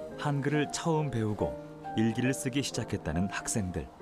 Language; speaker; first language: Korean; native; Korean